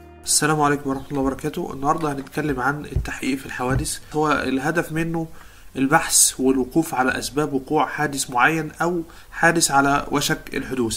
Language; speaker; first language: Arabic; native; Arabic